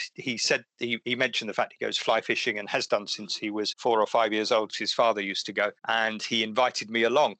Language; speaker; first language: English; native; English